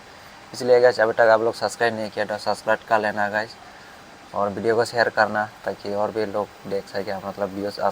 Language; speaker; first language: Hindi; non-native, local second language; Kok Borok